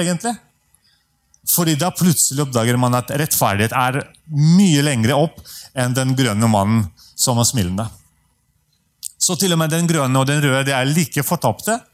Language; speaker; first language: Norwegian; non-native, fluent; Russian